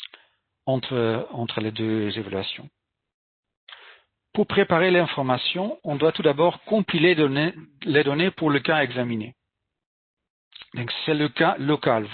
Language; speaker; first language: French; non-native, fluent; Dutch